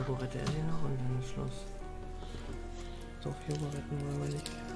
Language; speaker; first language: German; native; German